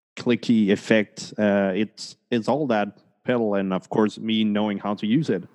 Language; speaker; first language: English; early bilingual, other home language; Spanish